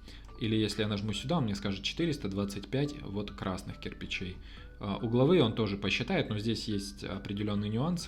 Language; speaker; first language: Russian; native; Russian